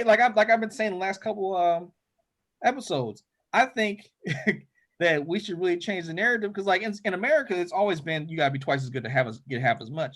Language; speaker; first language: English; native; English